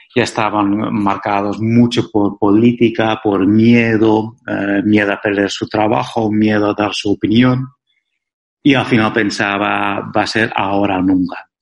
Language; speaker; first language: Spanish; non-native, fluent; Dutch